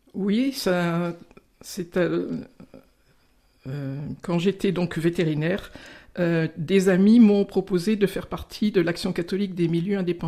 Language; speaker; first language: French; native; French